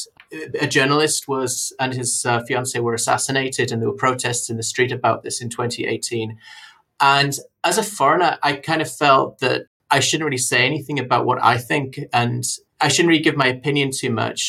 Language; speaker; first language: English; native; English